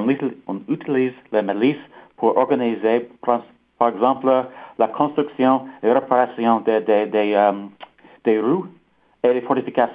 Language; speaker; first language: French; non-native, fluent; English